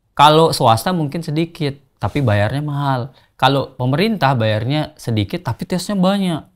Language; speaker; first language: Indonesian; non-native, local second language; Sasak